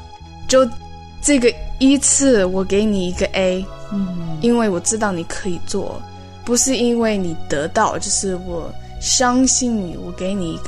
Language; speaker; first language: Chinese; early bilingual, heritage; Chinese